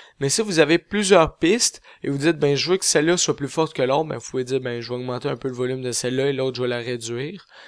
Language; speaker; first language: French; native; French